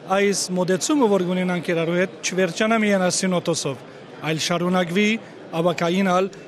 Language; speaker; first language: Armenian; native; Armenian